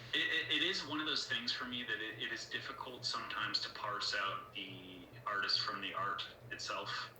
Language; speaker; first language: English; native; English